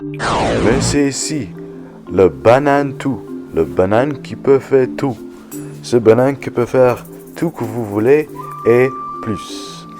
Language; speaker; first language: French; non-native, learner; English